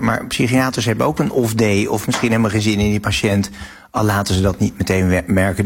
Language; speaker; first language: Dutch; native; Dutch